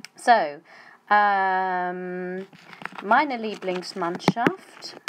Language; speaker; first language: German; non-native, fluent; English